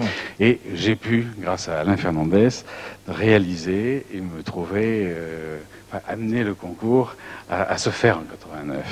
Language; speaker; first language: French; native; French